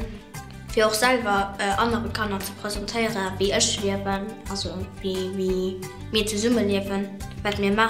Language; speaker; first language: German; non-native, local second language; Luxembourgish